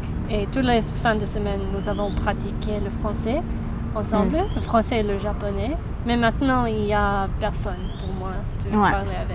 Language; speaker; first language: French; non-native, learner; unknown